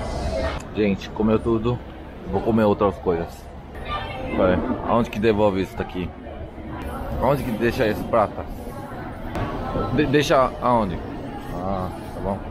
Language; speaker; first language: Portuguese; non-native, learner; Korean